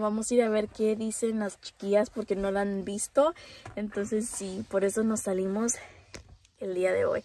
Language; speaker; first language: Spanish; early bilingual, heritage; Spanish